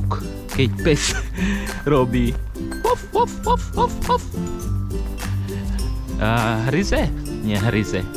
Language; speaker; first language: Slovak; non-native, learner; English